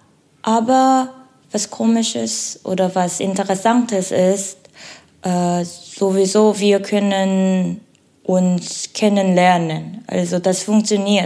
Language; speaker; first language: German; non-native, learner; Korean